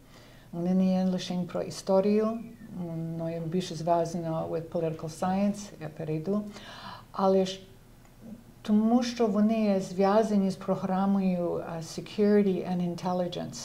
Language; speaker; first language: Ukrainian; early bilingual, heritage; Ukrainian